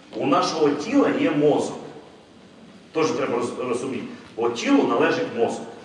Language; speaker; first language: Ukrainian; non-native, local second language; Russian